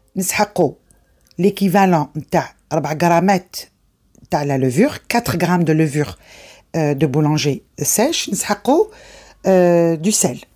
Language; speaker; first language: French; non-native, local second language; Arabic